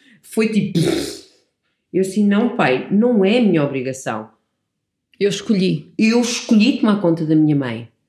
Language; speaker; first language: Portuguese; early bilingual, other home language; English